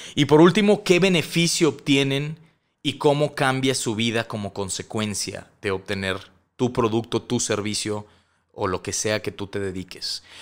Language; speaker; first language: Spanish; native; Spanish